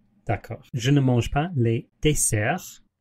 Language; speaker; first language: French; non-native, learner; English